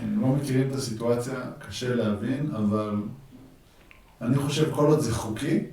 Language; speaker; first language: Hebrew; native; Hebrew